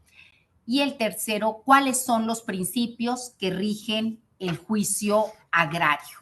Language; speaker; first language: Spanish; native; Spanish